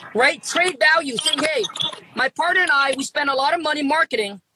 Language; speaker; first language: English; early bilingual, other home language; Vietnamese